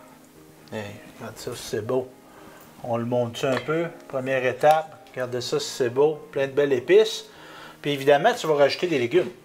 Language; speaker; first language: French; native; French